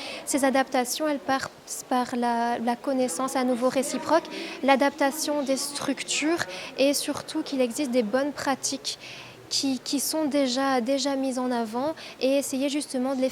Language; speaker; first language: French; native; French